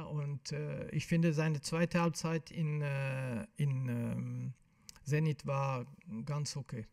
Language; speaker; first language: German; non-native, fluent; French